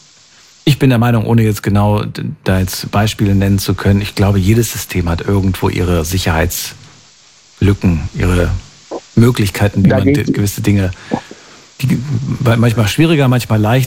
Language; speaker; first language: German; native; German